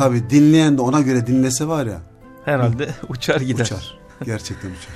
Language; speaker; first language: Turkish; native; Turkish